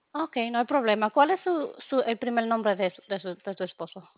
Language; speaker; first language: Spanish; early bilingual, other home language; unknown